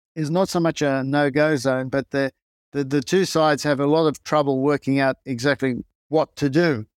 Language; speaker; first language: English; non-native, local second language; Greek